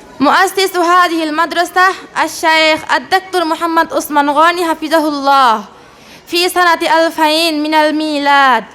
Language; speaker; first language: Arabic; non-native, learner; Bangla